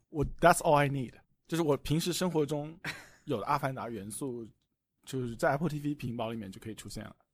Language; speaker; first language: Chinese; native; Chinese